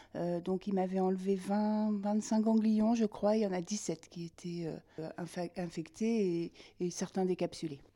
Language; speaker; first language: French; native; French